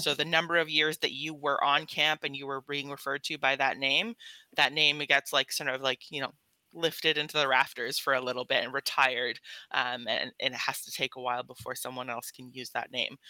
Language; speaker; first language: English; native; English